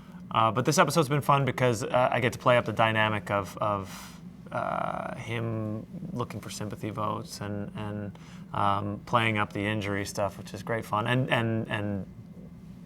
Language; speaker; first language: English; native; English